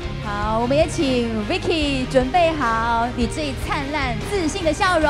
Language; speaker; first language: Chinese; native; Chinese